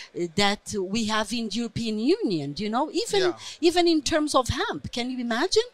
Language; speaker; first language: English; non-native, fluent; Portuguese